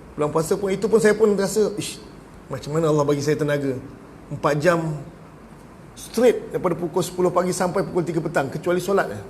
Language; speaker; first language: Malay; native; Malay